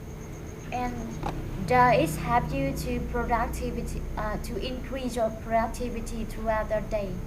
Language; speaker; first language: English; non-native, fluent; Vietnamese